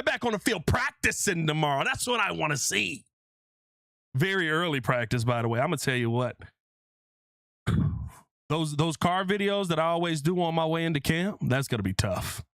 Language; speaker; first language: English; native; English